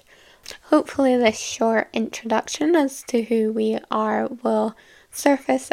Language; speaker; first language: English; native; English